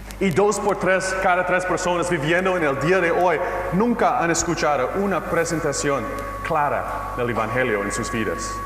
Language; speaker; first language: Spanish; non-native, fluent; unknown